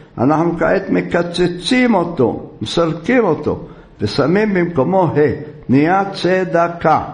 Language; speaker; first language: Hebrew; native; Hebrew